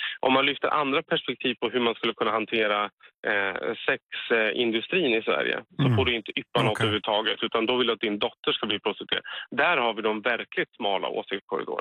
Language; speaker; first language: Swedish; native; Swedish